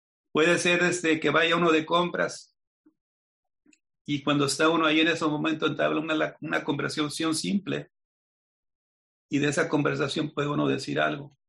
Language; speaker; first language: Spanish; native; Spanish